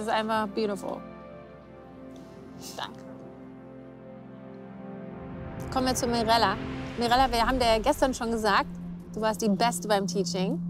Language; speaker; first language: German; native; German